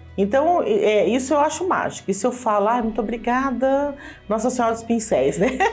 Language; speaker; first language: Portuguese; native; Portuguese